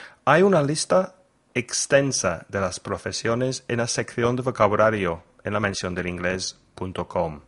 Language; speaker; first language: Spanish; non-native, fluent; English